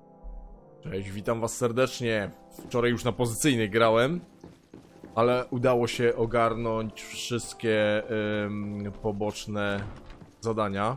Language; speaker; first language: Polish; native; Polish